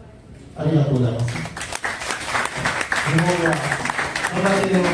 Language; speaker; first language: Japanese; non-native, learner; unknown